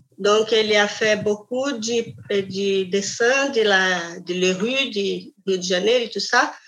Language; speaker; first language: French; non-native, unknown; Portuguese